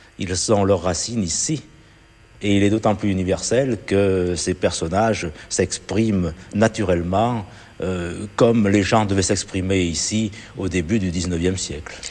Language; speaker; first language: French; native; French